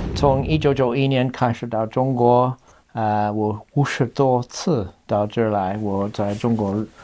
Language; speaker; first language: Chinese; non-native, learner; English